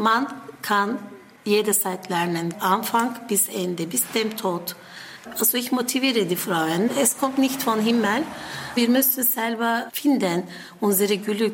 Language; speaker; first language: German; non-native, learner; Turkish